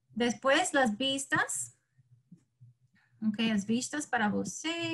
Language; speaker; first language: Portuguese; non-native, learner; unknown